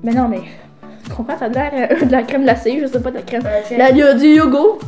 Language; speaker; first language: French; native; French